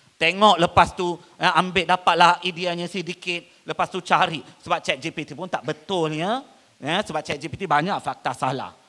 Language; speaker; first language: Malay; non-native, local second language; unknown